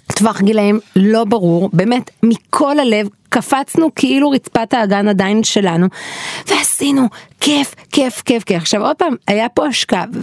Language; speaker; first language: Hebrew; native; Hebrew